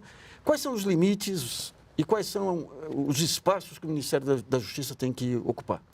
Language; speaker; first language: Portuguese; native; Portuguese